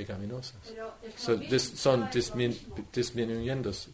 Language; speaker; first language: Spanish; non-native, fluent; English